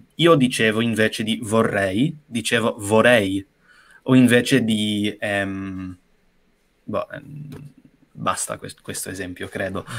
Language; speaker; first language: Italian; non-native, fluent; English